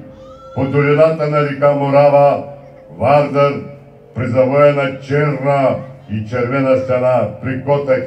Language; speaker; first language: Bulgarian; native; Bulgarian